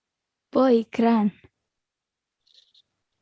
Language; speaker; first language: English; non-native, learner; Indonesian